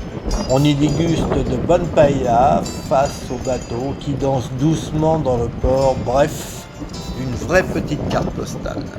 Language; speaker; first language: French; native; French